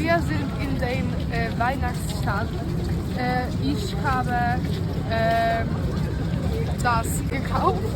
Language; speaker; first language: German; non-native, learner; Polish